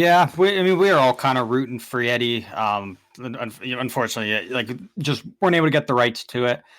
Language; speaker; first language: English; native; English